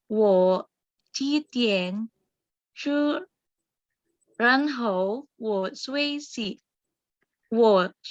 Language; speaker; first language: Chinese; non-native, learner; Indonesian